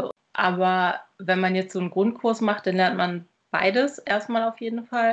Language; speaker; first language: German; native; German